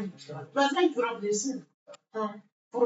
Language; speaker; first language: Turkish; non-native, learner; Azerbaijani